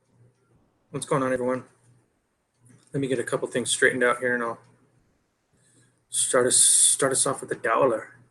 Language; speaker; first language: English; native; English